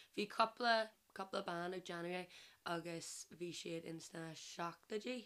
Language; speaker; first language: Irish; non-native, local second language; English